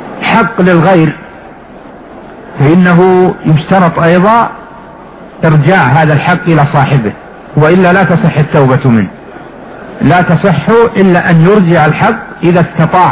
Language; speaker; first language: Arabic; native; Arabic